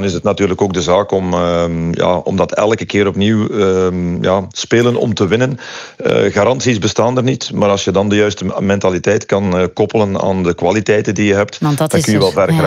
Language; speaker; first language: Dutch; native; Dutch